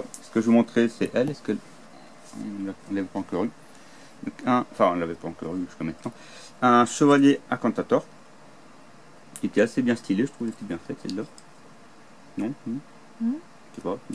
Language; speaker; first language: French; native; French